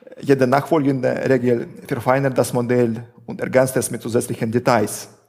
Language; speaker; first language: German; non-native, fluent; Russian